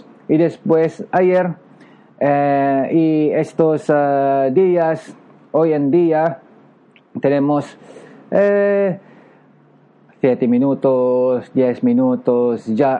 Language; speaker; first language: Spanish; non-native, learner; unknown